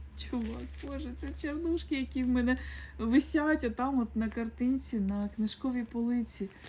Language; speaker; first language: Ukrainian; non-native, local second language; Russian